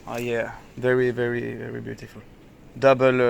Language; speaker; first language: English; non-native, learner; French